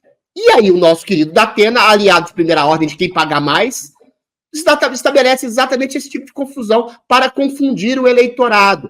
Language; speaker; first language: Portuguese; native; Portuguese